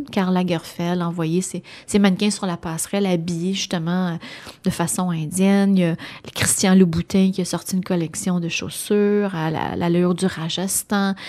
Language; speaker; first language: French; native; French